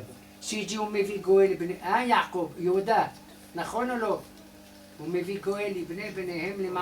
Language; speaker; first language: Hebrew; non-native, fluent; French